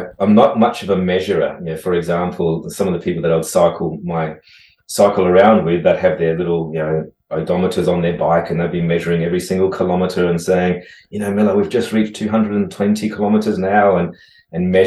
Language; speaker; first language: English; native; English